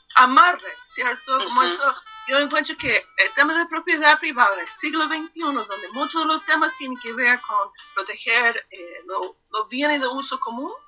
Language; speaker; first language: Spanish; non-native, fluent; English